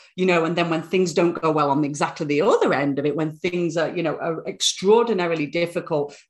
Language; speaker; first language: English; native; English